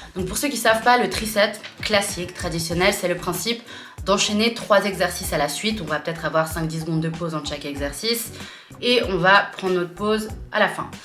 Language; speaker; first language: French; native; French